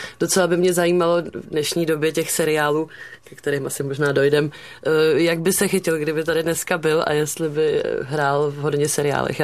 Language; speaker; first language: Czech; native; Czech